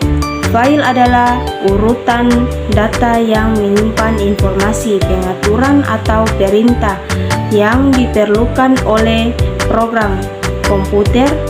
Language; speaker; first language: Indonesian; native; Indonesian